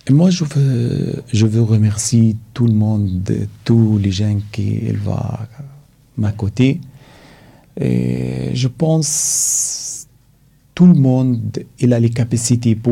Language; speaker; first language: French; non-native, learner; Arabic